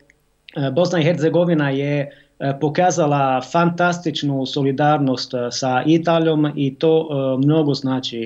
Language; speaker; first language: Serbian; non-native, fluent; Italian